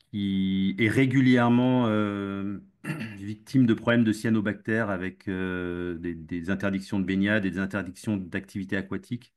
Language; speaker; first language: French; native; French